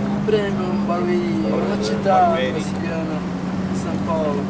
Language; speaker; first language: Italian; non-native, learner; Portuguese